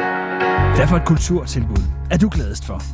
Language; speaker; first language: Danish; native; Danish